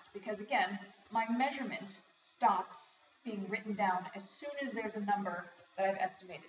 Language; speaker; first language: English; native; English